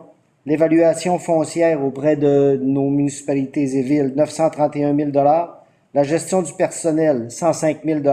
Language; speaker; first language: French; native; French